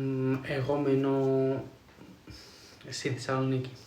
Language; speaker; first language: Greek; non-native, fluent; Georgian